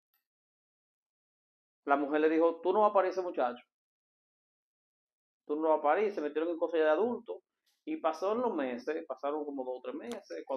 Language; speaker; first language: Spanish; native; Spanish